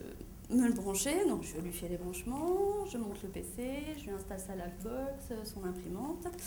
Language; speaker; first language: French; native; French